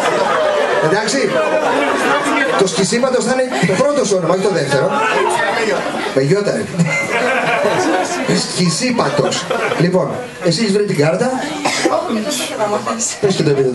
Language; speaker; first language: Greek; native; Greek